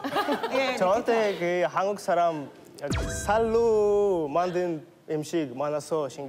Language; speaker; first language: Korean; non-native, learner; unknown